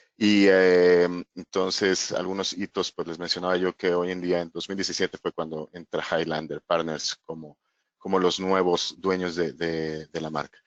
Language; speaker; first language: Spanish; native; Spanish